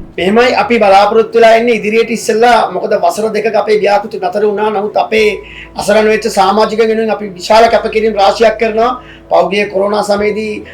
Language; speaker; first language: Sinhala; native; Sinhala